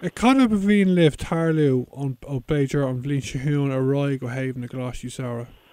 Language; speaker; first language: Irish; non-native, local second language; English